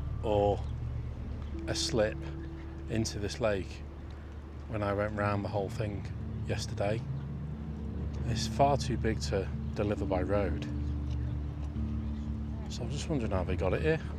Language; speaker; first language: English; native; English